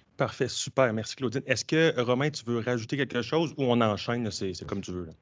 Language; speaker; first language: French; native; French